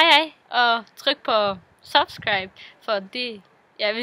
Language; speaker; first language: Danish; non-native, local second language; Faroese